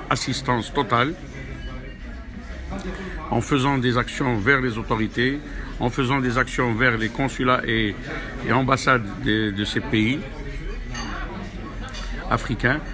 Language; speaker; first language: French; non-native, local second language; Arabic